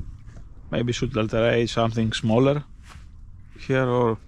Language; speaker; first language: English; non-native, learner; Greek